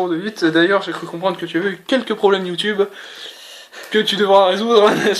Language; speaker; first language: French; native; French